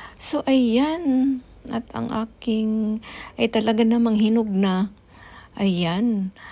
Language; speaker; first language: Filipino; non-native, local second language; Cebuano